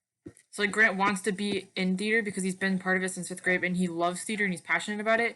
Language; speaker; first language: English; native; English